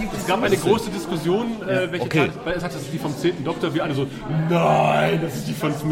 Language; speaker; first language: German; native; German